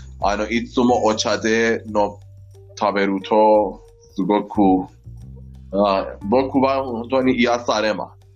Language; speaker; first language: Japanese; non-native, learner; Persian